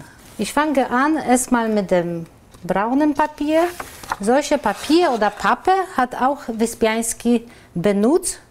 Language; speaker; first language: German; non-native, fluent; Polish